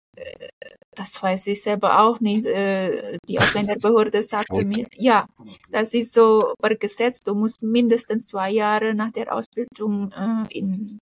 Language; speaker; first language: German; non-native, fluent; Indonesian